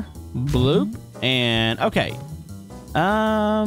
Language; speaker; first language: English; native; English